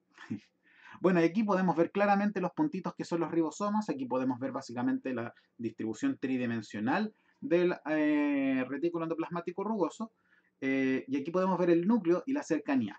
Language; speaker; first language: Spanish; native; Spanish